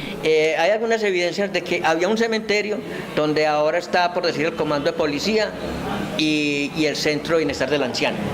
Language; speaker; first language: Spanish; native; Spanish